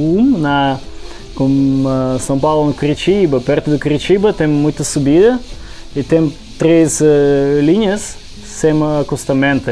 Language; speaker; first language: Portuguese; non-native, learner; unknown